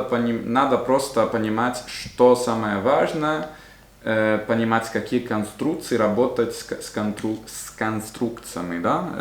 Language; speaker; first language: Russian; non-native, fluent; Italian